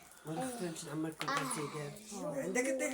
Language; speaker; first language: Arabic; native; Arabic